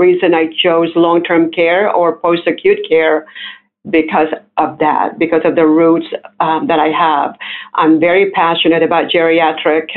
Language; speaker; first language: English; non-native, local second language; Filipino